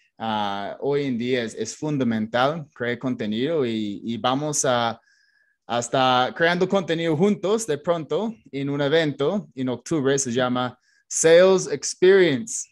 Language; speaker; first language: Spanish; non-native, fluent; English